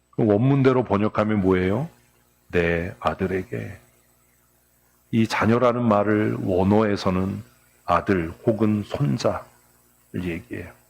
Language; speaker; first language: Korean; native; Korean